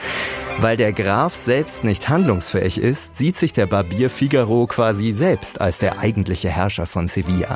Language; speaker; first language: German; native; German